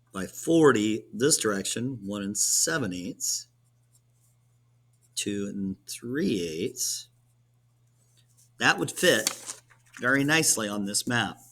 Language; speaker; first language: English; native; English